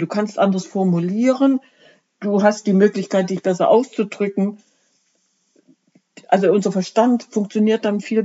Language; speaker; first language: German; native; German